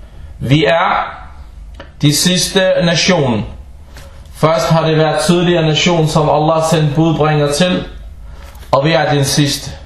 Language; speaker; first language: Danish; early bilingual, other home language; Arabic